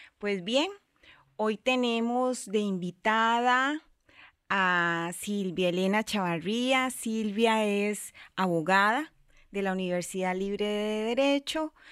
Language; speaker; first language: Spanish; native; Spanish